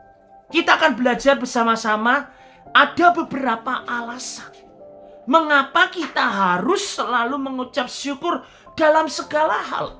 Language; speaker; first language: Indonesian; native; Indonesian